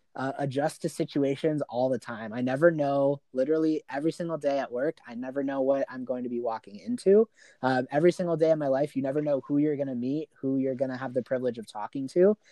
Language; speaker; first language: English; native; English